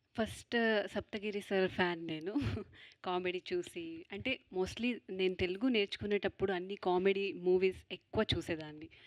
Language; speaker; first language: Telugu; non-native, fluent; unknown